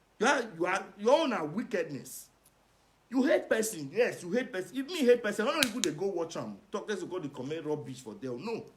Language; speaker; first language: Nigerian Pidgin; non-native, local second language; Esan